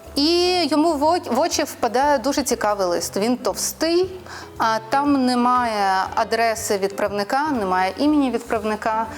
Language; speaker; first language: Ukrainian; non-native, local second language; Russian